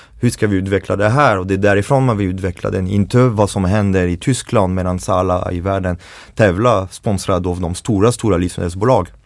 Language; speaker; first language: Swedish; non-native, fluent; French